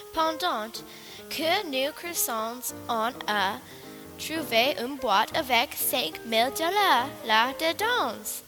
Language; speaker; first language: French; non-native, learner; English